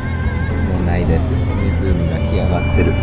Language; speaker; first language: Japanese; native; Japanese